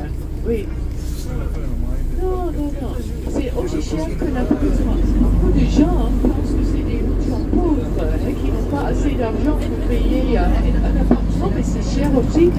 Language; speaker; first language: French; non-native, fluent; Dutch